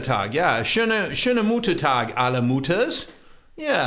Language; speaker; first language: German; non-native, learner; English